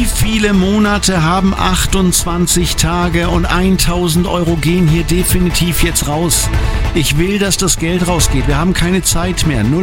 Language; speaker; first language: German; native; German